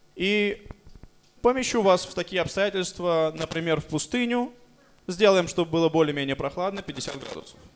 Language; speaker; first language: Russian; native; Russian